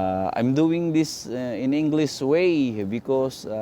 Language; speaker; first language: English; non-native, local second language; Cebuano